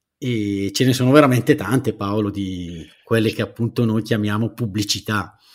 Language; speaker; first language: Italian; native; Italian